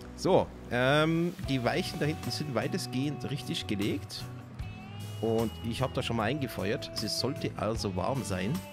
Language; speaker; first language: German; native; German